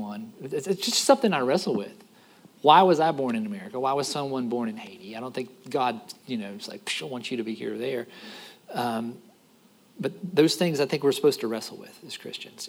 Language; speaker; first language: English; native; English